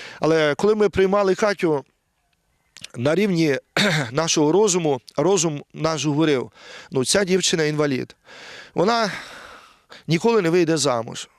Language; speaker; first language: Ukrainian; native; Ukrainian